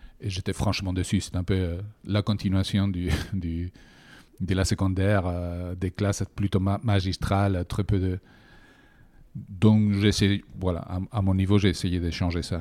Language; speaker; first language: French; non-native, fluent; Spanish